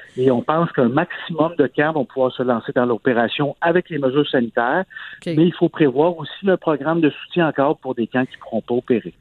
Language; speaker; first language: French; native; French